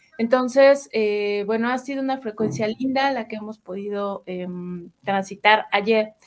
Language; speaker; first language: Spanish; native; Spanish